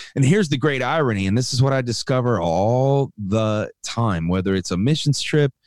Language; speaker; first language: English; native; English